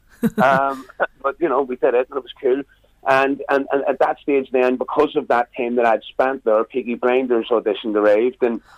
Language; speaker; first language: English; native; English